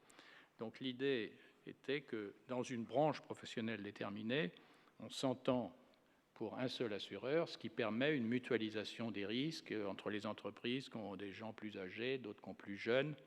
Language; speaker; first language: French; native; French